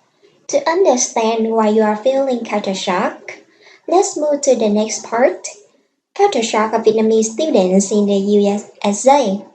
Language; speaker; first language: English; non-native, learner; Vietnamese